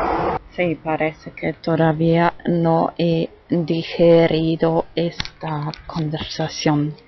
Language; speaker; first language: Spanish; non-native, fluent; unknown